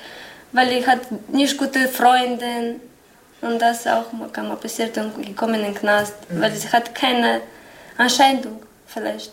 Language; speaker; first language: German; non-native, learner; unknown